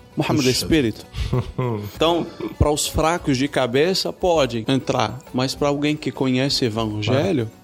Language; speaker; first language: Portuguese; non-native, fluent; Arabic